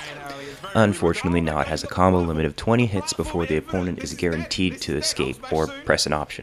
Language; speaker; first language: English; native; English